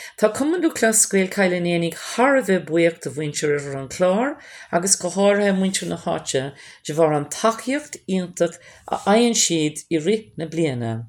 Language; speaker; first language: Irish; non-native, local second language; English